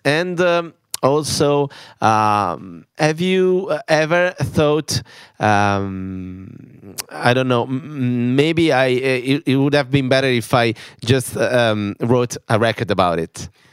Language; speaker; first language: English; non-native, fluent; Italian